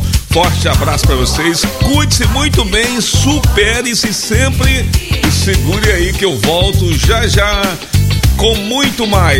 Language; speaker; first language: Portuguese; native; Portuguese